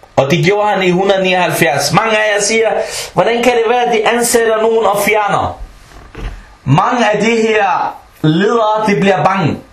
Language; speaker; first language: Danish; early bilingual, other home language; Arabic